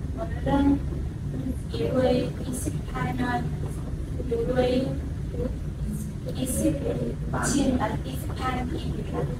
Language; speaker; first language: Korean; non-native, learner; Vietnamese